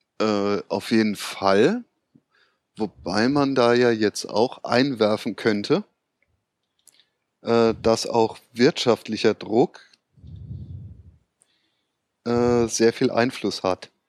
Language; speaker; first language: German; native; German